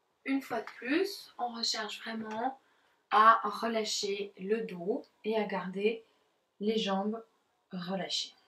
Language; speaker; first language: French; native; French